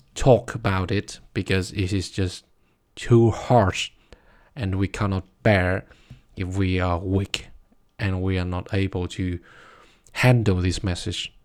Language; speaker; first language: English; non-native, fluent; Vietnamese